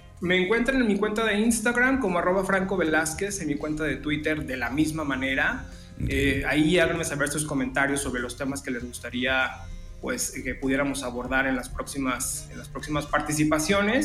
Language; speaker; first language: Spanish; native; Spanish